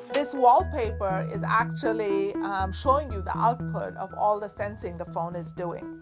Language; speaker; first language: English; non-native, local second language; Bangla